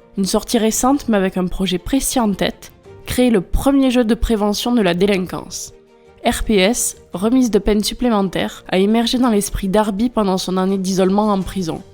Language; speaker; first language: French; native; French